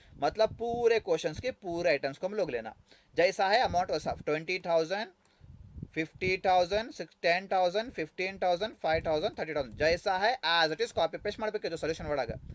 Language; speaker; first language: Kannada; non-native, local second language; Urdu